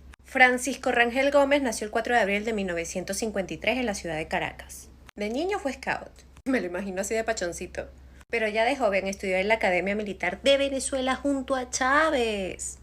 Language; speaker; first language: Spanish; native; Spanish